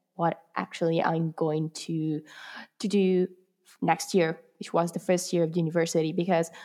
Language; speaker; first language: English; non-native, fluent; Italian